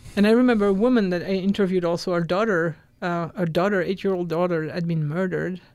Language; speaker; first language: English; non-native, fluent; French